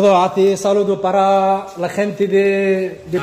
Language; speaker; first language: Spanish; non-native, learner; Arabic